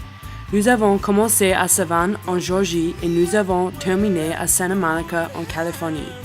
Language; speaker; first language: French; non-native, learner; English